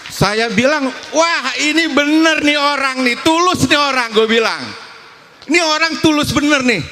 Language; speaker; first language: Indonesian; native; Indonesian